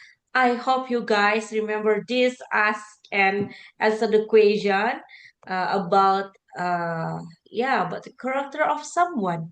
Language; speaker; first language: English; non-native, learner; Indonesian